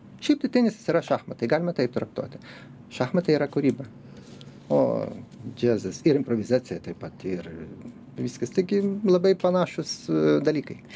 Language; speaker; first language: Lithuanian; non-native, local second language; Russian